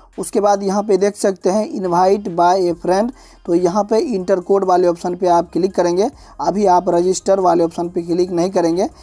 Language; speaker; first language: Hindi; native; Hindi